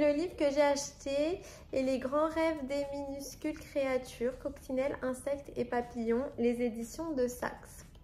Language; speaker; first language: French; native; French